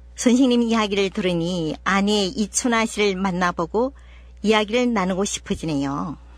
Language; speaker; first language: Korean; native; Korean